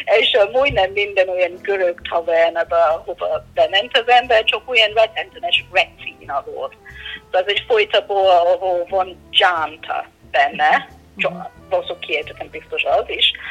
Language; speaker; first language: Hungarian; non-native, learner; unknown